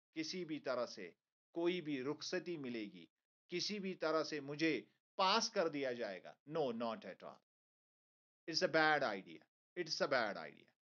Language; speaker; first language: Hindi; non-native, local second language; Kashmiri